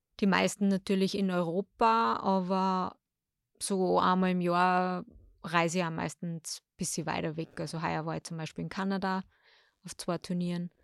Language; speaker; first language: German; native; German